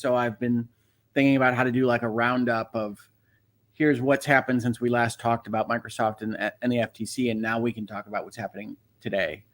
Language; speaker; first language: English; native; English